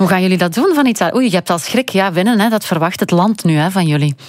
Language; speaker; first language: Dutch; native; Dutch